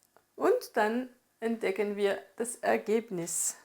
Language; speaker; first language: German; non-native, fluent; French